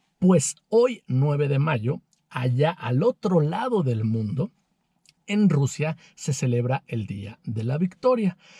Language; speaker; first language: Spanish; native; Spanish